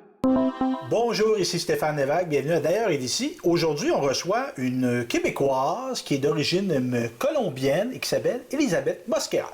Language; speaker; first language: French; native; French